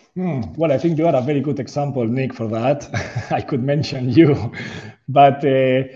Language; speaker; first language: English; non-native, fluent; Spanish